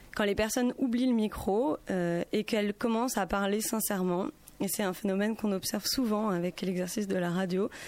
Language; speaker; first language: French; native; French